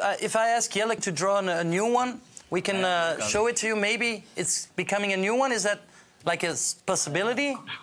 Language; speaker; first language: English; non-native, fluent; Dutch